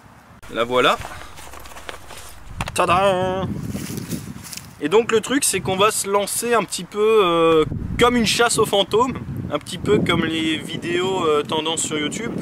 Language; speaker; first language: French; native; French